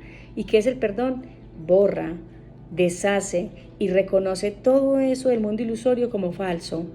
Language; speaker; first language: Spanish; native; Spanish